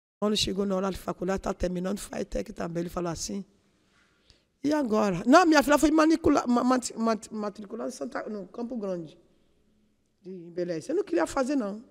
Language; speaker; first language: Portuguese; non-native, learner; Yoruba